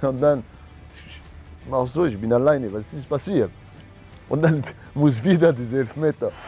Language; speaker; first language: German; non-native, learner; French